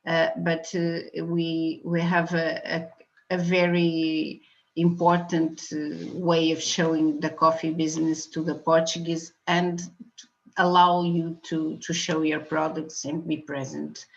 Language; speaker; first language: English; non-native, fluent; Portuguese